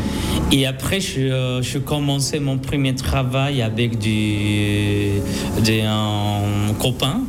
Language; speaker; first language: French; non-native, learner; Spanish